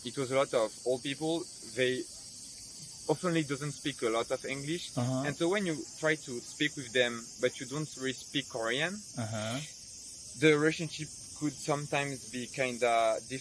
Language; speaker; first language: English; non-native, fluent; French